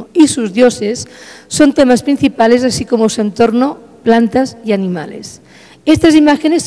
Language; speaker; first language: Spanish; native; Spanish